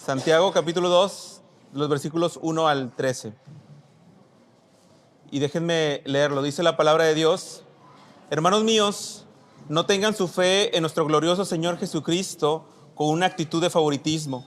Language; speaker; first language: Spanish; native; Spanish